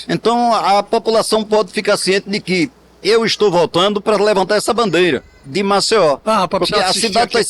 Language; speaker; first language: Portuguese; native; Portuguese